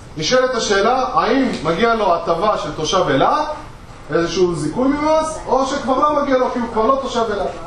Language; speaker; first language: Hebrew; native; Hebrew